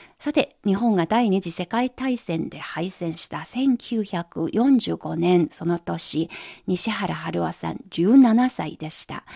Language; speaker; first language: Japanese; non-native, fluent; Chinese